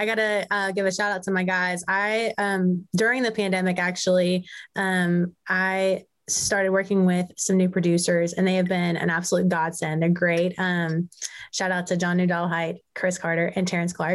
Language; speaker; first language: English; native; English